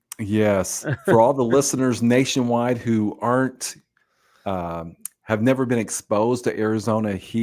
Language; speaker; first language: English; native; English